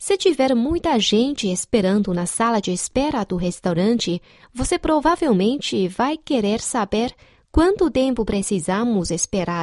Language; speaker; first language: Portuguese; non-native, fluent; Chinese